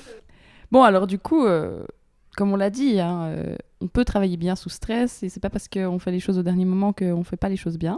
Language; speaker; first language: French; native; French